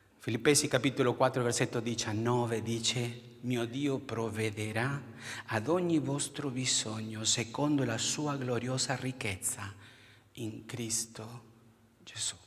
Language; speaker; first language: Italian; non-native, fluent; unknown